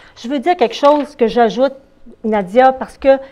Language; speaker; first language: French; native; French